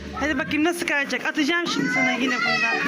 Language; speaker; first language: Turkish; native; Turkish